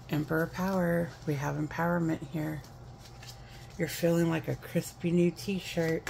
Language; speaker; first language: English; native; English